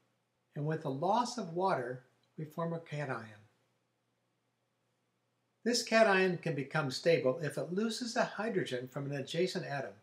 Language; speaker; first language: English; native; English